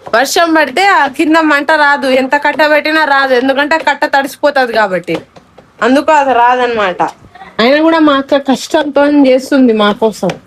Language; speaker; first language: Telugu; non-native, local second language; Lambadi